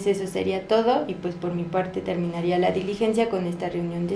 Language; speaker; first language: Spanish; native; Spanish